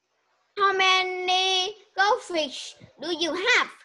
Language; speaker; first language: English; non-native, learner; Vietnamese